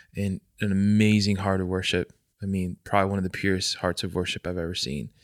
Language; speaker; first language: English; native; English